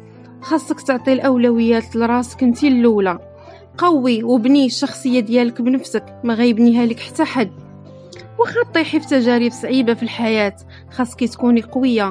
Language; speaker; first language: Arabic; native; Arabic